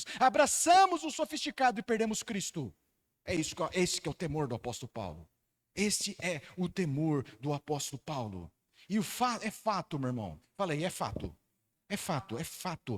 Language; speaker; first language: Portuguese; native; Portuguese